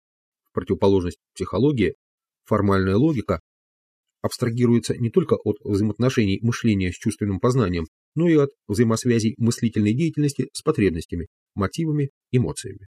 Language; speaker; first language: Russian; native; Russian